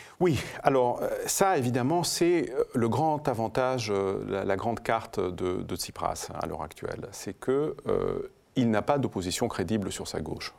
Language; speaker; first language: French; non-native, fluent; Greek